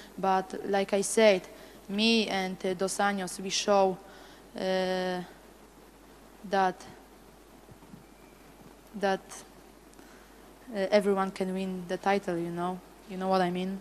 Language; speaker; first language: English; non-native, fluent; Polish